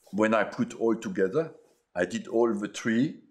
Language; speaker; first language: English; non-native, fluent; French